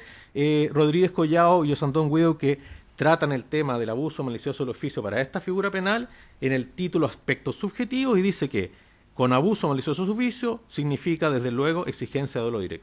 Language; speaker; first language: Spanish; native; Spanish